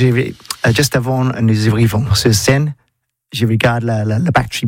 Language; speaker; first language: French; non-native, learner; English